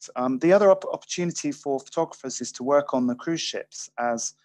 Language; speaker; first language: English; native; English